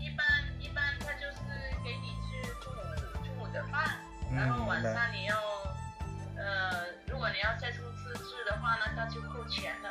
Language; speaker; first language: Chinese; non-native, learner; Vietnamese